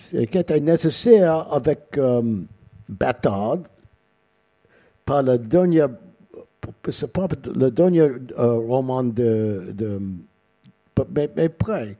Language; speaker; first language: French; non-native, learner; English